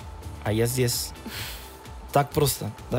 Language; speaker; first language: Russian; non-native, learner; Spanish